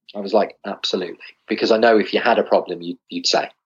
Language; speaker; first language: English; native; English